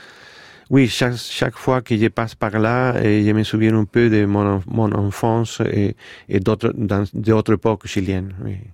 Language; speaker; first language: French; non-native, fluent; Spanish